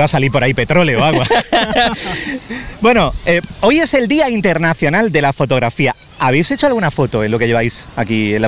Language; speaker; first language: Spanish; native; Spanish